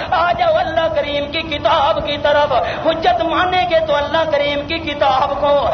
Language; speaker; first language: Urdu; non-native, local second language; Punjabi